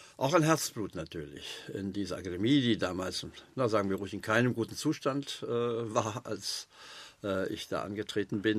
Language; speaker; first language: German; native; German